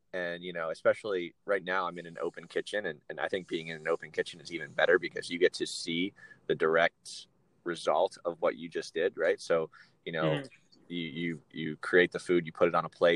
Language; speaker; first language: English; native; English